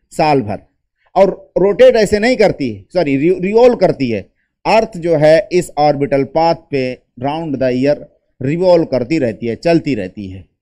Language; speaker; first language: Hindi; native; Hindi